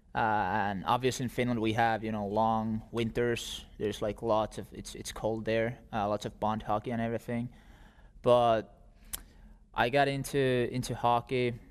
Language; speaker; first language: English; non-native, fluent; Finnish